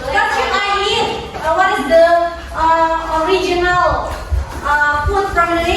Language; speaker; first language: English; non-native, fluent; Indonesian